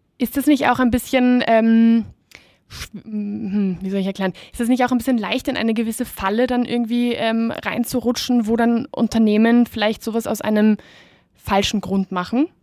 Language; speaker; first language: German; native; German